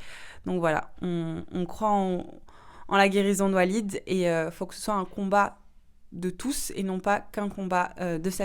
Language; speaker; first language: French; native; French